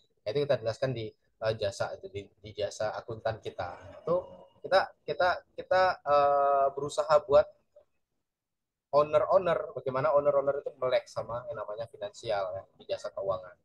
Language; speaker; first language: Indonesian; native; Indonesian